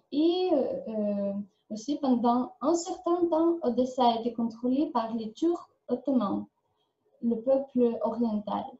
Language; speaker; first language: French; non-native, learner; Ukrainian